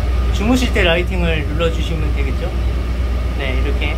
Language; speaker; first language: Korean; native; Korean